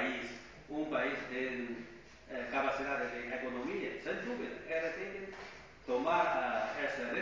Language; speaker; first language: Portuguese; non-native, fluent; Chinese